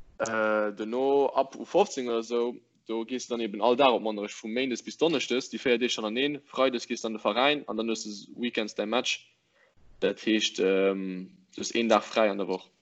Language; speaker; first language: Luxembourgish; early bilingual, other home language; English